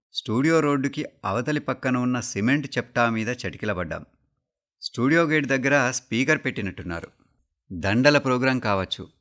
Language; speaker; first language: Telugu; native; Telugu